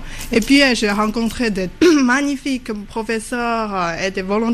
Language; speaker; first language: French; non-native, fluent; Chinese